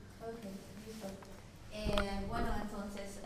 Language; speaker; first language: Spanish; non-native, fluent; English